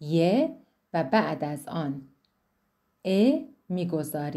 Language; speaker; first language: Persian; non-native, fluent; Turkish